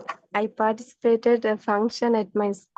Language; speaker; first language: English; non-native, learner; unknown